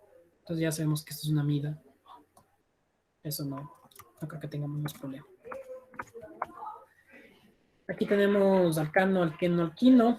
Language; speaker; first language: Spanish; native; Spanish